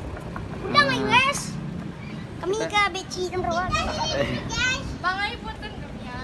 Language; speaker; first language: Indonesian; non-native, local second language; Minangkabau